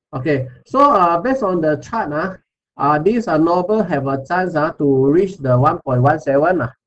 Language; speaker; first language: English; non-native, local second language; Chinese